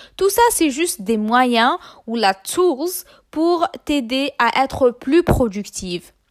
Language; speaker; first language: French; non-native, local second language; Arabic